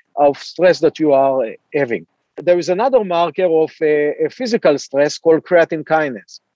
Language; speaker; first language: English; non-native, fluent; Hebrew